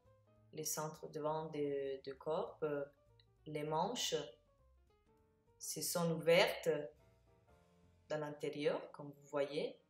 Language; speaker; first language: French; non-native, fluent; Italian